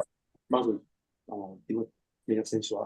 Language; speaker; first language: Japanese; non-native, learner; English